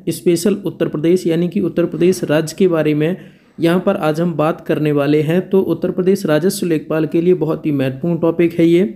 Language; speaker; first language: Hindi; native; Hindi